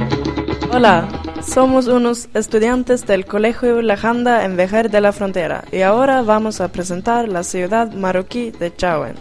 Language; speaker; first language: Spanish; non-native, learner; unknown